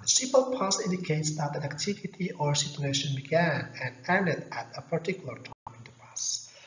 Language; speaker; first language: English; non-native, fluent; Indonesian